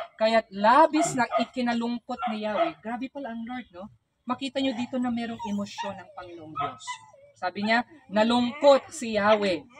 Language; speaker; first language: Filipino; non-native, local second language; Iloko